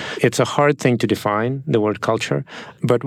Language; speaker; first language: English; non-native, fluent; Russian